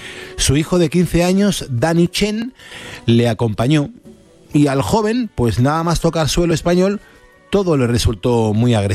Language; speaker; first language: Spanish; native; Spanish